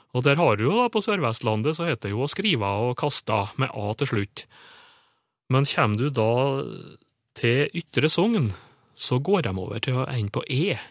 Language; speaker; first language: Norwegian; native; Norwegian